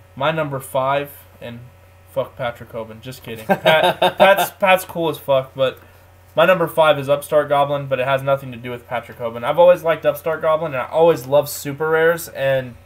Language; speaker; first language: English; native; English